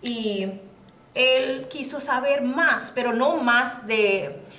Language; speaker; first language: Spanish; non-native, learner; English